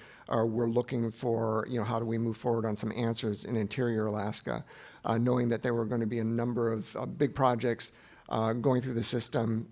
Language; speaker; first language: English; native; English